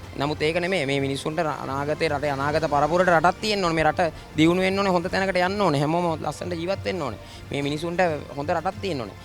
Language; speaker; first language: Sinhala; native; Sinhala